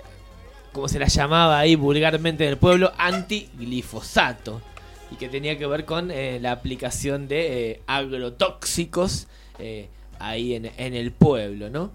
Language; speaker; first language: Spanish; native; Spanish